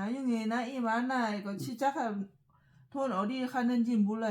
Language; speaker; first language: Korean; non-native, learner; Lao